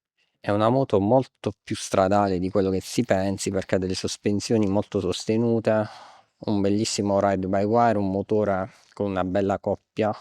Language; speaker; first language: Italian; native; Italian